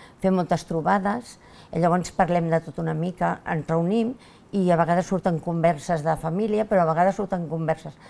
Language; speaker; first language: Catalan; non-native, local second language; Spanish